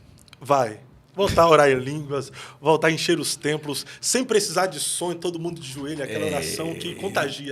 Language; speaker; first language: Portuguese; native; Portuguese